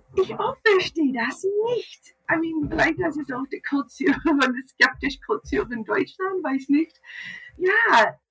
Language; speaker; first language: German; non-native, learner; English